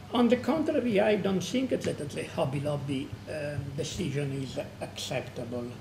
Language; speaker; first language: English; non-native, fluent; Italian